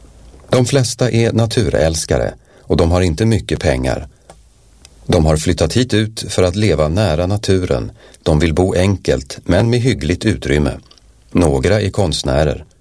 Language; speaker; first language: Swedish; native; Swedish